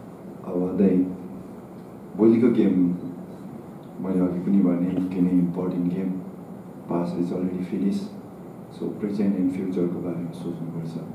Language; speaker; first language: English; non-native, learner; Nepali